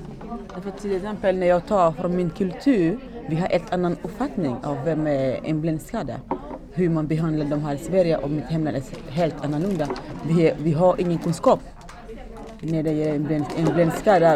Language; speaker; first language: Swedish; non-native, learner; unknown